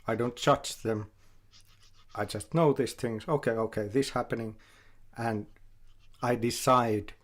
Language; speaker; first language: English; non-native, fluent; Finnish